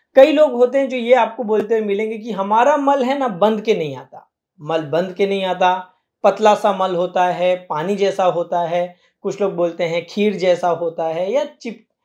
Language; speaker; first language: Hindi; native; Hindi